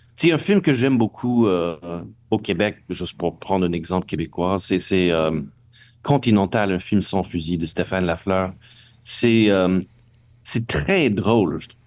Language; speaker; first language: French; non-native, local second language; English